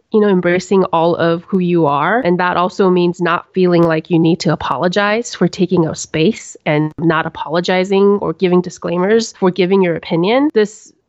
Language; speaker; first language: English; native; English